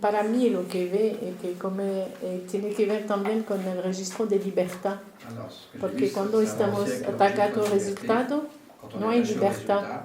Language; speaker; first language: Spanish; non-native, fluent; French